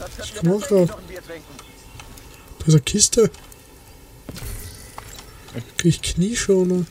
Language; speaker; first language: German; native; German